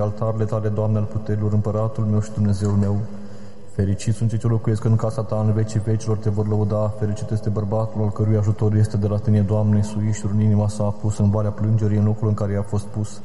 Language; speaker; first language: Romanian; native; Romanian